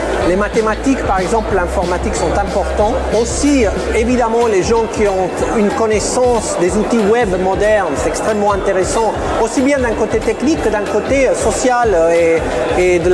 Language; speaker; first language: French; native; French